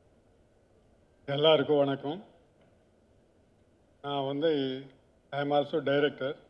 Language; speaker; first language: Tamil; non-native, learner; Telugu